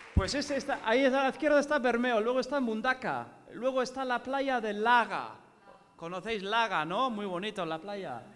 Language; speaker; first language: Spanish; non-native, fluent; English